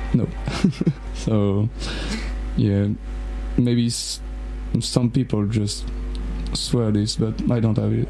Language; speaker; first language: English; non-native, learner; French